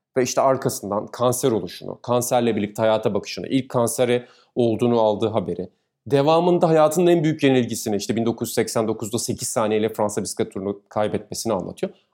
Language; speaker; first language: Turkish; native; Turkish